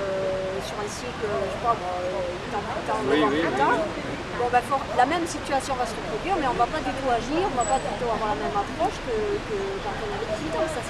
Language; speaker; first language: French; native; French